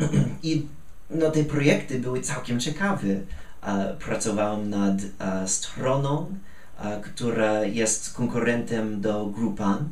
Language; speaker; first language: Polish; non-native, fluent; English